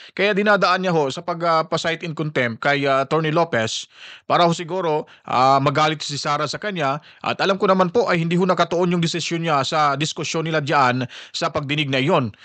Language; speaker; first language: Filipino; native; Filipino